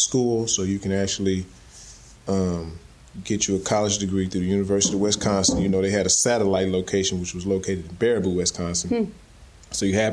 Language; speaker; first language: English; native; English